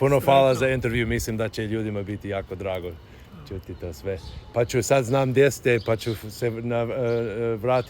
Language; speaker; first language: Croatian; early bilingual, heritage; English